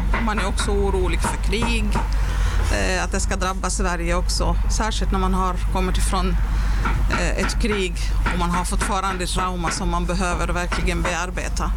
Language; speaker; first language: Swedish; non-native, fluent; Arabic